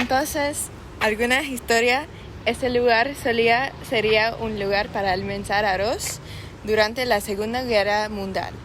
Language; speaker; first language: Spanish; non-native, learner; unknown